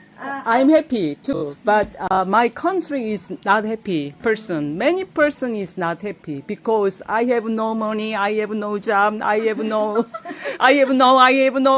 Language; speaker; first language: English; non-native, learner; Korean